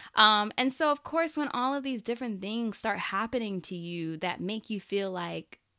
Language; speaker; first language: English; early bilingual, other home language; Haitian Creole